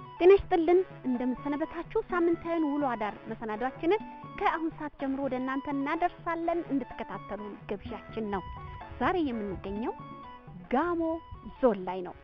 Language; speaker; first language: Amharic; native; Amharic